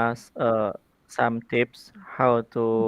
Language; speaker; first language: English; non-native, learner; Indonesian